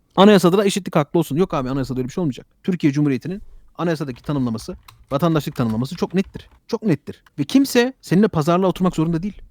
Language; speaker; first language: Turkish; early bilingual, heritage; Turkish